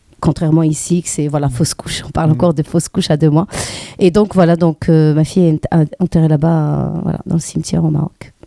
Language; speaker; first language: French; non-native, local second language; Arabic